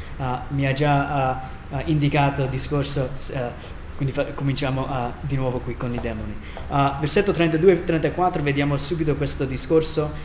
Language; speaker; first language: Italian; non-native, fluent; English